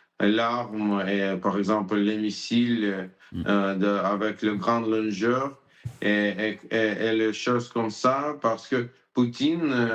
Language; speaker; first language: French; non-native, learner; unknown